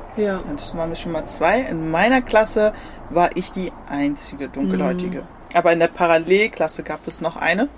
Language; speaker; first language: German; native; German